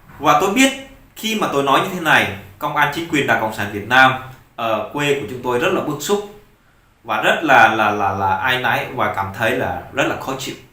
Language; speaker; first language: Vietnamese; non-native, local second language; Jarai